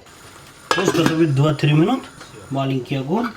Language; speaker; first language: Russian; non-native, learner; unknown